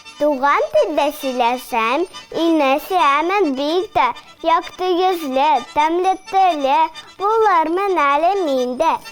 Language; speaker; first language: Tatar; native; Tatar